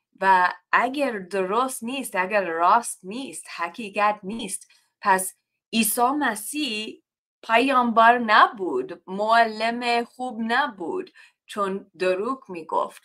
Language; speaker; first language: Persian; non-native, learner; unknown